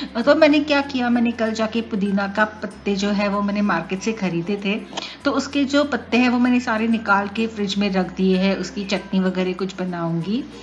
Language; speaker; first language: Hindi; non-native, local second language; Marathi